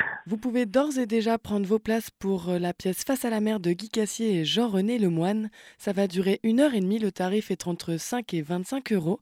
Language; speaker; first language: French; native; French